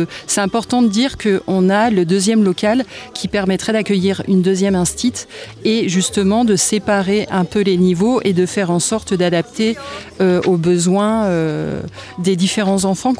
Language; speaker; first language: French; native; French